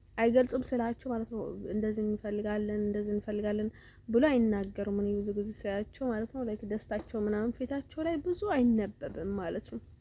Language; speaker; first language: Amharic; native; Amharic